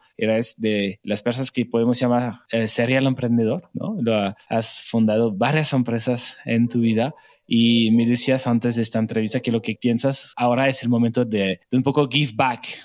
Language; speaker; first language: Spanish; non-native, fluent; French